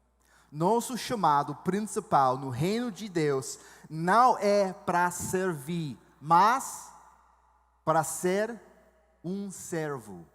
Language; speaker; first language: Portuguese; non-native, fluent; English